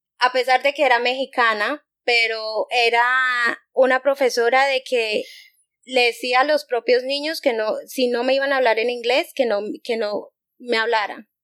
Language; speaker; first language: Spanish; native; Spanish